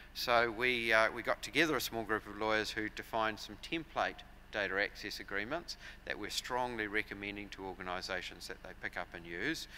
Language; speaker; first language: English; native; English